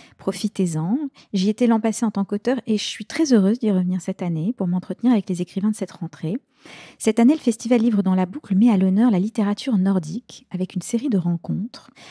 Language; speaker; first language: French; native; French